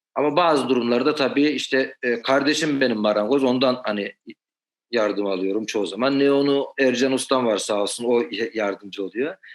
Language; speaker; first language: Turkish; native; Turkish